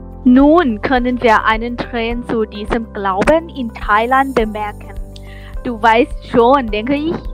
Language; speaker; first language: German; non-native, learner; Thai